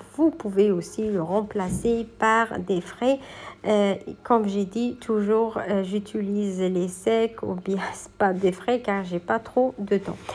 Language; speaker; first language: French; non-native, local second language; Arabic